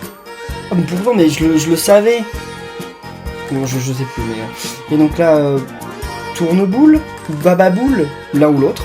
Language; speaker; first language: French; native; French